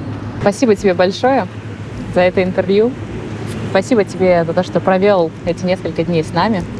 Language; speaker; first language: Russian; native; Russian